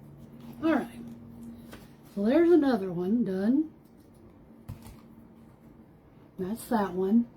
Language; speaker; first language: English; native; English